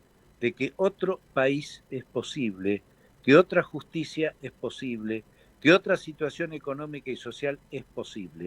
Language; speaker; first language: Spanish; native; Spanish